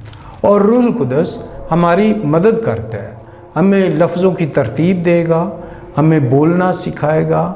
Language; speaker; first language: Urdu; non-native, local second language; Punjabi